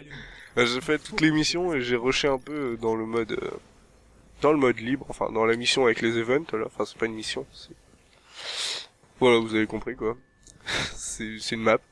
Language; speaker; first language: French; native; French